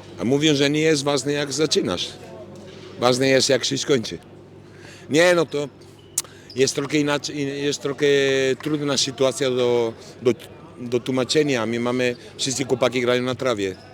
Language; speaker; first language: Polish; non-native, fluent; Italian